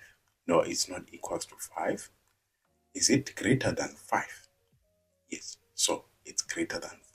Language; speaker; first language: English; non-native, local second language; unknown